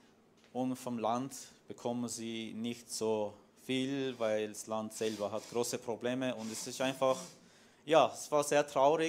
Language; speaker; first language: German; non-native, fluent; Armenian